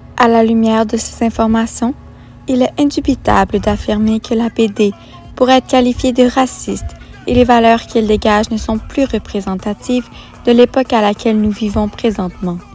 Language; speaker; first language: French; native; French